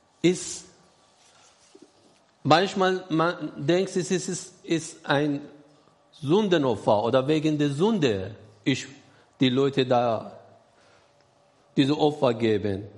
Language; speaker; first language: German; non-native, learner; Persian